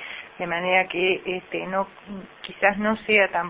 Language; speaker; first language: Spanish; native; Spanish